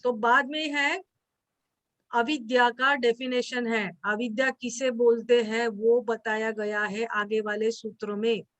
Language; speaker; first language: Hindi; non-native, local second language; Marathi